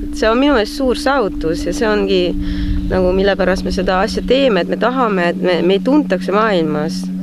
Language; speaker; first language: Estonian; non-native, fluent; Hungarian